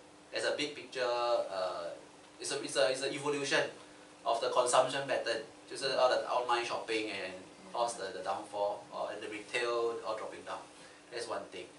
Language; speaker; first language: English; non-native, local second language; Chinese